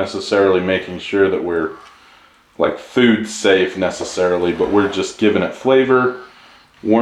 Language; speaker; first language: English; native; English